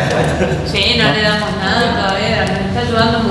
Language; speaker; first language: Spanish; native; Spanish